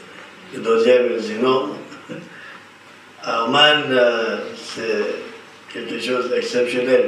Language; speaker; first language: French; non-native, learner; Arabic